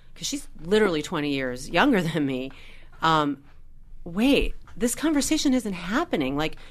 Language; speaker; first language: English; native; English